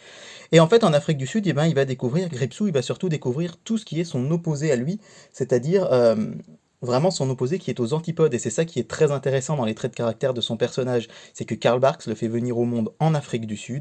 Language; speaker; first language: French; native; French